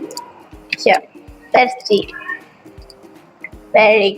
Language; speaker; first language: English; non-native, local second language; Malay